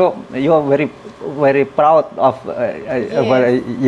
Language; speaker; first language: English; non-native, learner; Indonesian